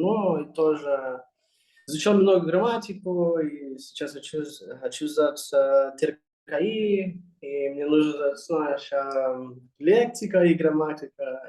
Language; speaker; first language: Russian; non-native, learner; Portuguese